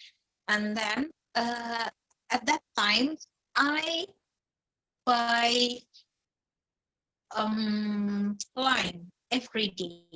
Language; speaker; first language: English; non-native, fluent; Indonesian